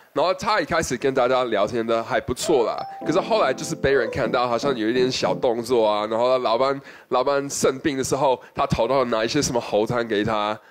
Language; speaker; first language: Chinese; non-native, fluent; English